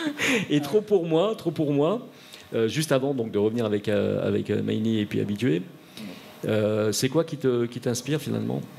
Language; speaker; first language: French; native; French